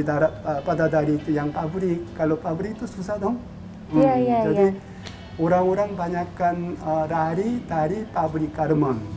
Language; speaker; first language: Indonesian; non-native, fluent; Korean